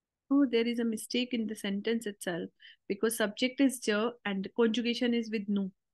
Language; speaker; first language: English; non-native, local second language; Hindi